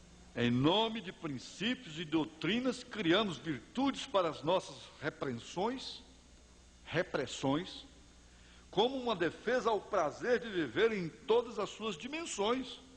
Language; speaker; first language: Portuguese; native; Portuguese